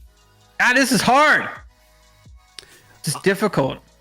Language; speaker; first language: English; native; English